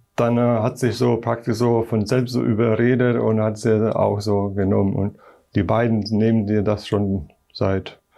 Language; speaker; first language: German; non-native, fluent; Polish